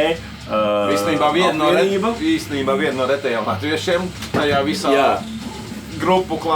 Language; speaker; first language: Latvian; native; Latvian